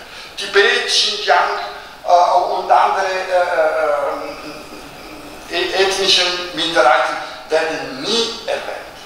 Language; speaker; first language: German; non-native, local second language; Italian